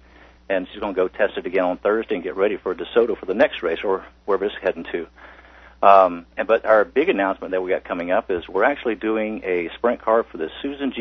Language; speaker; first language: English; native; English